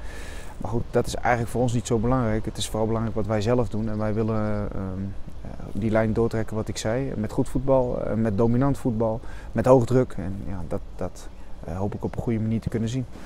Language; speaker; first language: Dutch; native; Dutch